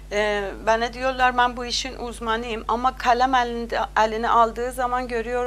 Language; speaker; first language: Turkish; non-native, learner; Azerbaijani